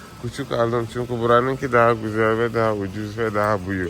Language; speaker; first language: Turkish; native; Turkish